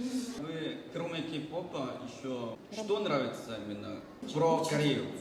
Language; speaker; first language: Russian; non-native, fluent; Korean